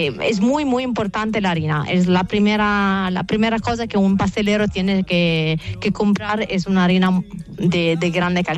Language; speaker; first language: Spanish; non-native, fluent; Italian